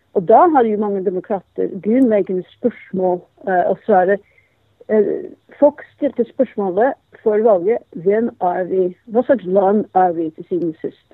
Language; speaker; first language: Norwegian; non-native, fluent; English